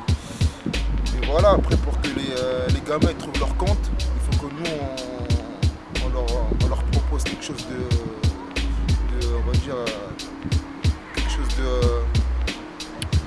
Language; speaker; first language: French; native; French